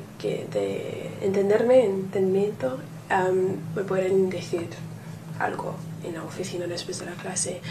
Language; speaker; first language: Spanish; non-native, learner; English